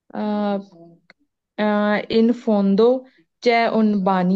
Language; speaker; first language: Italian; non-native, learner; Punjabi